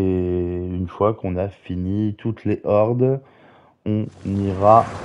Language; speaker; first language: French; native; French